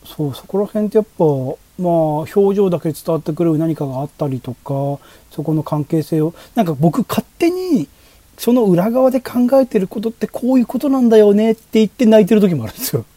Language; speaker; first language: Japanese; native; Japanese